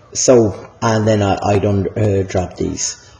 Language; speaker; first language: English; native; English